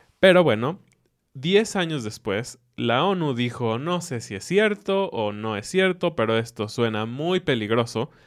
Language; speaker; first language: Spanish; native; Spanish